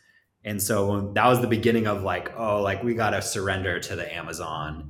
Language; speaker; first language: English; native; English